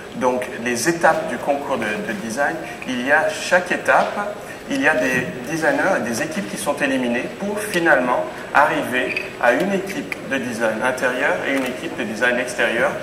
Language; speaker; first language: French; native; French